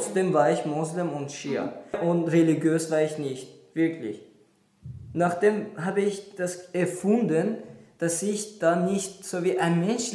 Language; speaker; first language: German; non-native, learner; Persian